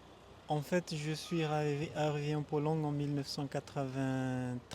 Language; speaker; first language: French; non-native, local second language; Malagasy